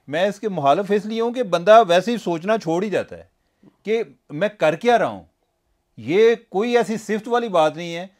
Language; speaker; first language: Urdu; non-native, local second language; Punjabi